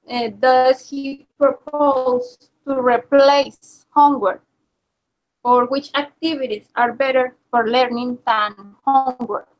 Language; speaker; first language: English; non-native, learner; Spanish